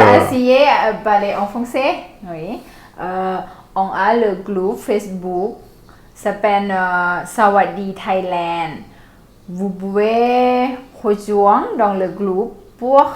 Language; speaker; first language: French; non-native, learner; Thai